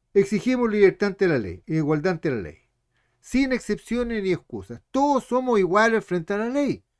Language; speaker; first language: Spanish; native; Spanish